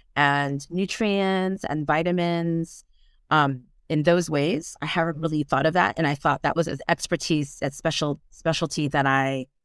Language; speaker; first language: English; native; English